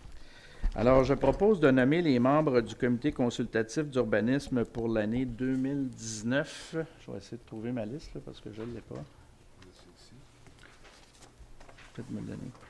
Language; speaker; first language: French; native; French